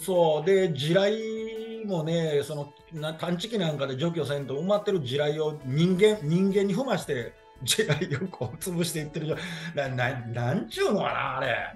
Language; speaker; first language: Japanese; native; Japanese